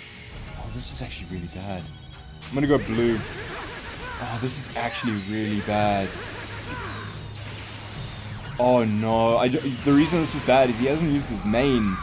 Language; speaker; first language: English; native; English